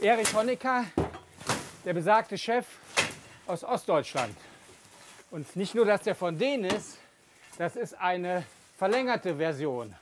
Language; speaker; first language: German; native; German